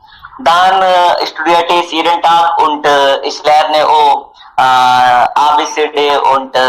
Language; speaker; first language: German; non-native, learner; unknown